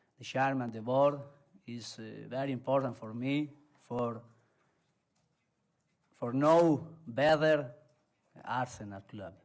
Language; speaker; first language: English; non-native, learner; Spanish